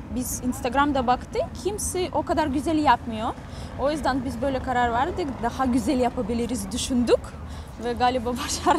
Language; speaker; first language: Turkish; non-native, learner; Russian